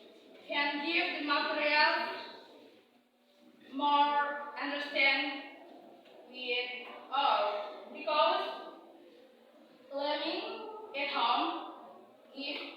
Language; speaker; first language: English; non-native, learner; Indonesian